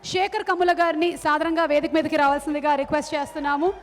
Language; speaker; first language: Telugu; native; Telugu